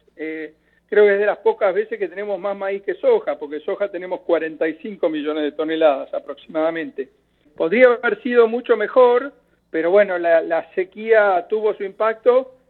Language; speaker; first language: Spanish; native; Spanish